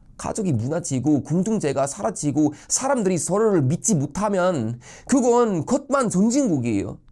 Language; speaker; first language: Korean; non-native, fluent; Swedish